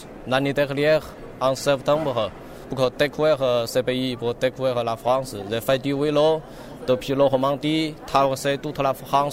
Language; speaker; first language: French; non-native, learner; Chinese